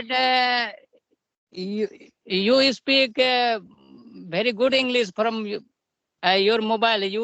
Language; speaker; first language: English; non-native, learner; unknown